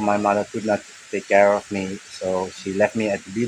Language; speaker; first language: English; early bilingual, heritage; Dutch